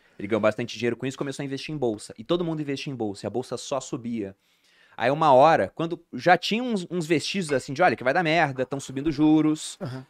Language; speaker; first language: Portuguese; native; Portuguese